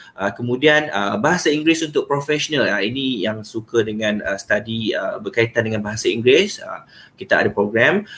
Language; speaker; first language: Malay; native; Malay